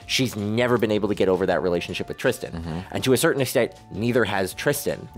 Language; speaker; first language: English; native; English